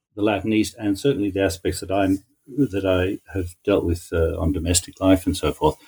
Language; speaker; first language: English; native; English